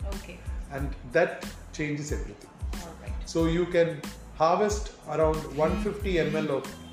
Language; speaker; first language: English; non-native, local second language; Tamil